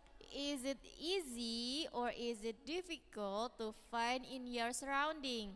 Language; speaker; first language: English; non-native, learner; Indonesian